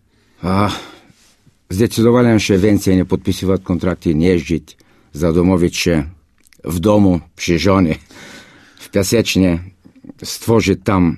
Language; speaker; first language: Polish; non-native, fluent; Bulgarian